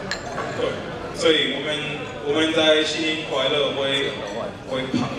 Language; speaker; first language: Chinese; non-native, learner; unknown